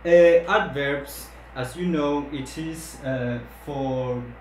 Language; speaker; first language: English; non-native, fluent; Spanish